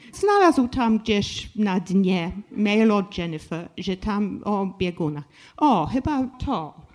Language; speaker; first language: Polish; non-native, fluent; English